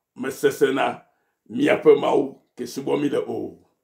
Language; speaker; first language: French; non-native, local second language; Ewe